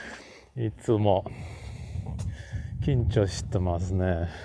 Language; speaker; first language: Japanese; non-native, learner; Polish